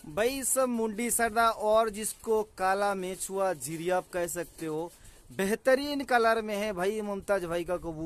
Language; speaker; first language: Hindi; non-native, local second language; Bangla